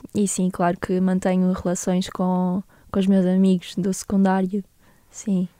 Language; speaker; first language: Portuguese; native; Portuguese